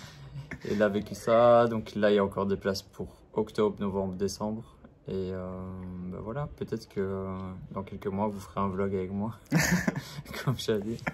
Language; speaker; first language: French; native; French